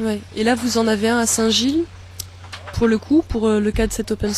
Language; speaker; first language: French; native; French